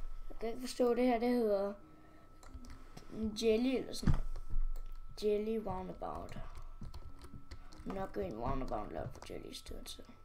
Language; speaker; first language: Danish; native; Danish